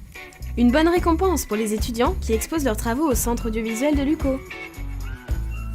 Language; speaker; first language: French; native; French